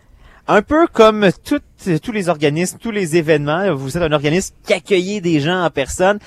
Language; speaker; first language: French; native; French